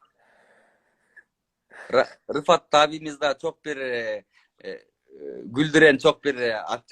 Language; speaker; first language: Turkish; non-native, learner; Kyrgyz